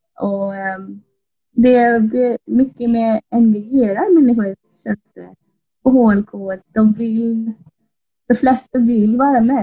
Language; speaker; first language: Swedish; non-native, fluent; English